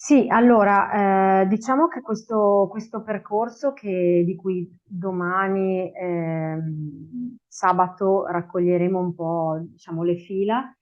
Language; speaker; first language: Italian; native; Italian